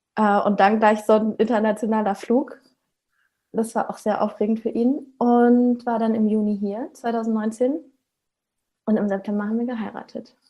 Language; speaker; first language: German; native; German